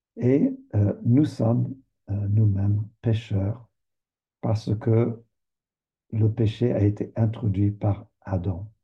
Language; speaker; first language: French; native; French